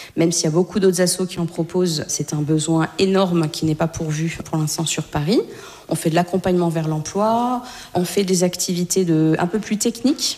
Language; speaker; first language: French; native; French